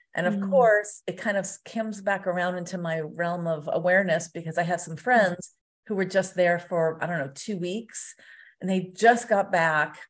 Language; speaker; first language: English; native; English